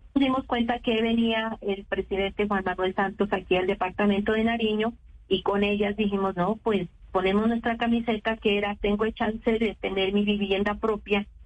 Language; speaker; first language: Spanish; native; Spanish